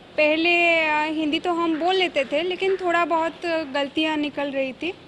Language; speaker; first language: Hindi; non-native, local second language; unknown